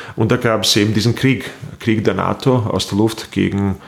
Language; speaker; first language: German; non-native, fluent; Bosnian